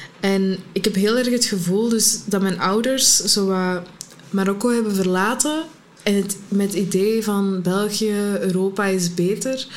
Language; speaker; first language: Dutch; early bilingual, other home language; Arabic